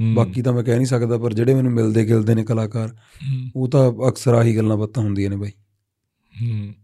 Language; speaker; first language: Punjabi; native; Punjabi